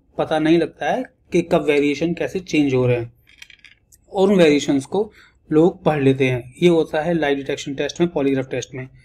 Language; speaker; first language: Hindi; native; Hindi